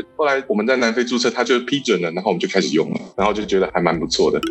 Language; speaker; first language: Chinese; early bilingual, heritage; Chinese